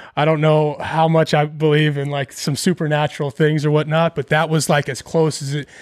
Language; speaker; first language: English; native; English